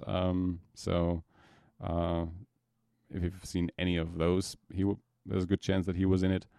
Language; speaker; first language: English; non-native, fluent; German